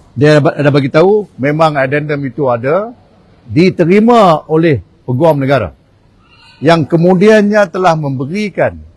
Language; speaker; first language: Malay; native; Malay